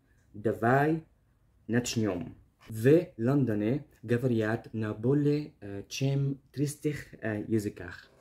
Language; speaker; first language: Russian; non-native, learner; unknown